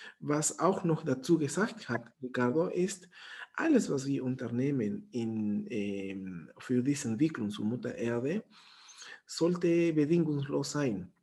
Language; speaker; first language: German; non-native, fluent; Spanish